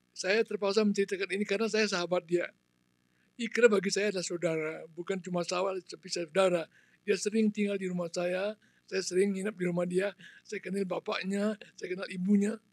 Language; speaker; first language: Indonesian; non-native, local second language; Balinese